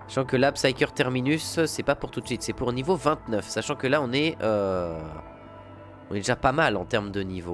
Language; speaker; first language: French; native; French